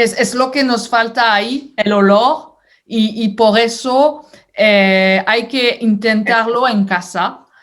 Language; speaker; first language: Spanish; non-native, fluent; French